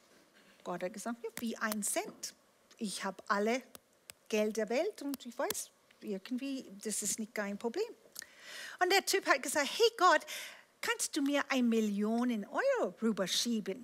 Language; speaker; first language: German; non-native, fluent; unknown